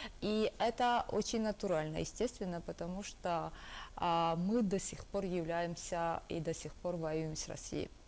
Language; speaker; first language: Russian; non-native, local second language; Georgian